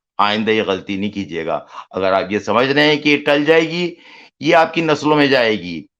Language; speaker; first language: Urdu; native; Urdu